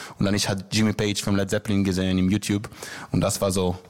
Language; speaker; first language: German; non-native, learner; Hebrew